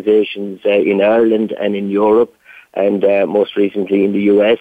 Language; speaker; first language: English; native; English